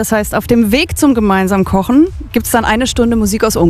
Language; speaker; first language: German; native; German